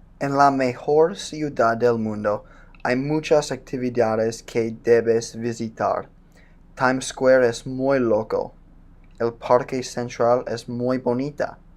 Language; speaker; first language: Spanish; non-native, learner; English